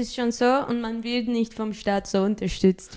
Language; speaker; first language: German; early bilingual, other home language; Spanish